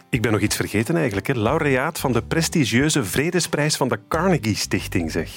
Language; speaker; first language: Dutch; native; Dutch